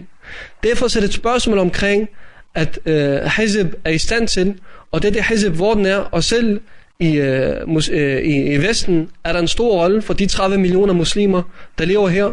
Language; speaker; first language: Danish; native; Danish